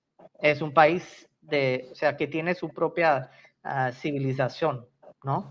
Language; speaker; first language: Spanish; non-native, fluent; Tamil